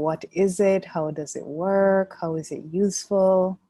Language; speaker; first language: English; native; English